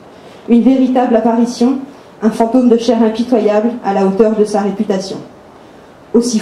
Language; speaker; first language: French; native; French